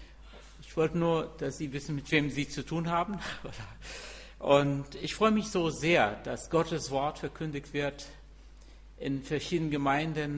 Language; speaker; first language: German; non-native, fluent; Arabic